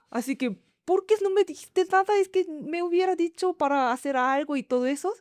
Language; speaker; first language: Spanish; non-native, learner; Korean